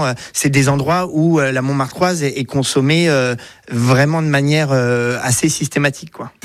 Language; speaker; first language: French; native; French